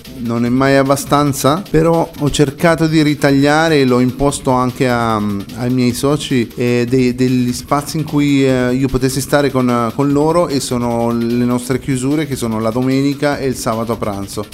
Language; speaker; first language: Italian; non-native, fluent; Spanish